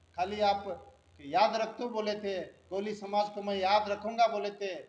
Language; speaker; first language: Hindi; non-native, local second language; Kannada